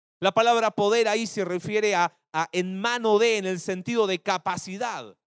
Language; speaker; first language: Spanish; native; Spanish